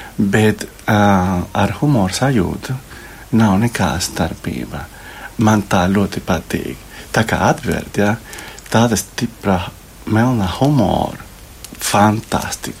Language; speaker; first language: Latvian; non-native, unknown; Spanish